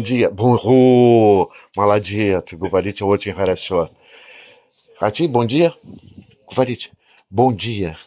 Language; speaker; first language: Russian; non-native, learner; Portuguese